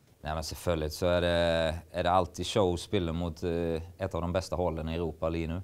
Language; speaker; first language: Swedish; native; Swedish